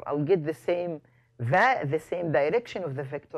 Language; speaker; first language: English; non-native, fluent; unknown